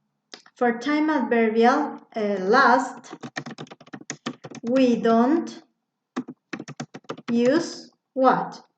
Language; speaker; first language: English; non-native, fluent; Spanish